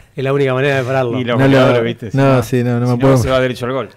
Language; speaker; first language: Spanish; native; Spanish